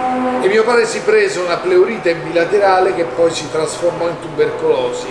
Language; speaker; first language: Italian; native; Italian